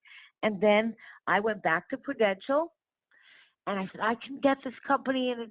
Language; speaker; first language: English; native; English